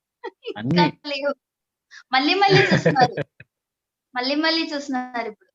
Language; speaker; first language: Telugu; non-native, learner; Malayalam